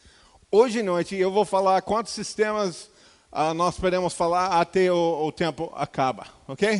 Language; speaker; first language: Portuguese; non-native, fluent; English